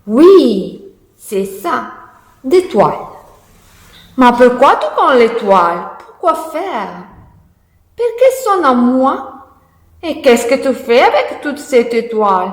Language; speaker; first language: French; non-native, learner; Italian